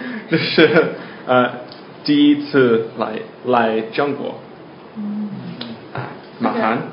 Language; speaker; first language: Chinese; non-native, learner; English